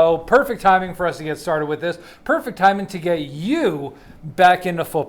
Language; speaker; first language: English; native; English